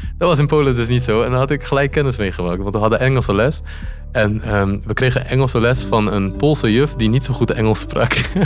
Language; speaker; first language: Dutch; early bilingual, other home language; Polish